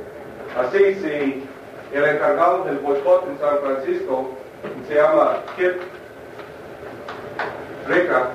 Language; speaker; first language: Spanish; non-native, fluent; English